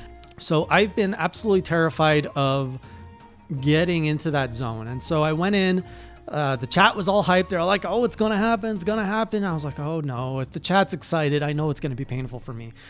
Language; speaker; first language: English; native; English